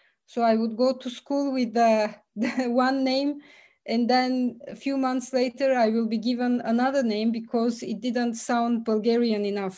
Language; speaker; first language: English; early bilingual, other home language; Bulgarian